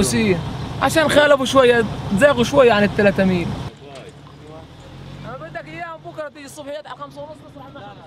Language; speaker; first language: Arabic; native; Arabic